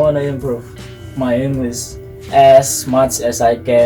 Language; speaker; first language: English; non-native, learner; Indonesian